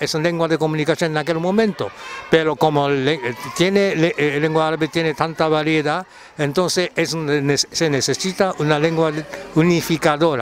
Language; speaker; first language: Spanish; non-native, fluent; Japanese